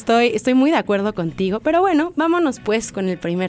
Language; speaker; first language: Spanish; native; Spanish